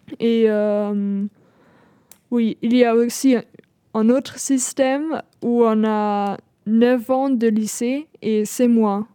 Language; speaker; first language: French; non-native, fluent; German